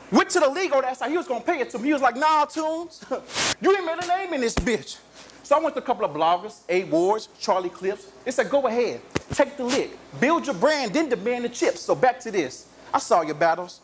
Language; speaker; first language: English; native; English